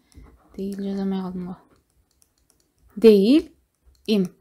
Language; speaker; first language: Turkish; non-native, fluent; Kazakh